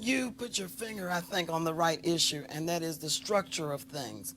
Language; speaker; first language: English; native; English